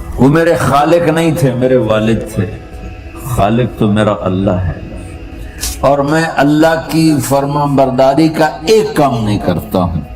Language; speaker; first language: Urdu; non-native, local second language; Punjabi